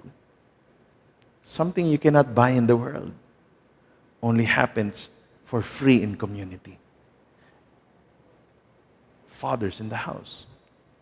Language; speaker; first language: English; non-native, local second language; Filipino